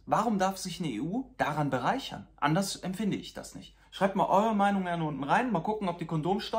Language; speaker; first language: German; native; German